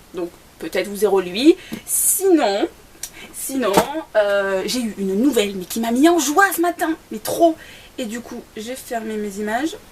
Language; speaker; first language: French; native; French